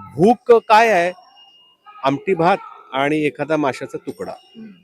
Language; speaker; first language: Marathi; native; Marathi